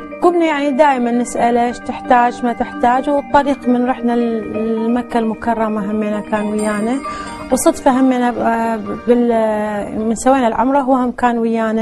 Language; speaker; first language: Arabic; native; Arabic